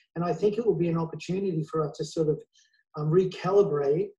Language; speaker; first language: English; native; English